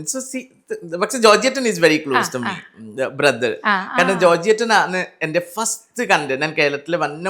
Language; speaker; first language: Malayalam; non-native, learner; Assamese